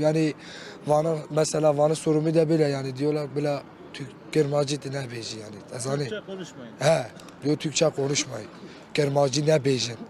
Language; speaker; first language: Turkish; non-native, local second language; Kurdish